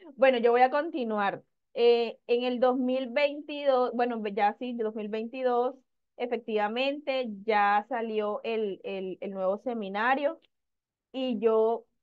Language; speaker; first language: Spanish; native; Spanish